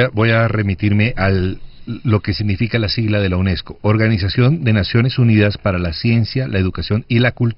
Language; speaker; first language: Spanish; native; Spanish